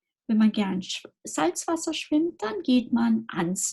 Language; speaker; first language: German; non-native, fluent; English